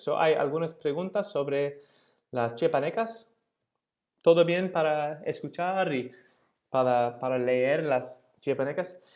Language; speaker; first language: Spanish; non-native, fluent; English